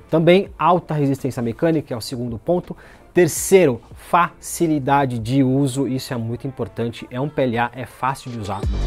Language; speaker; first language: Portuguese; native; Portuguese